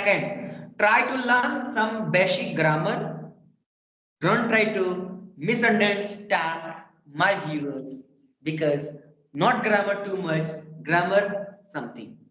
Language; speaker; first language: English; non-native, learner; Bhojpuri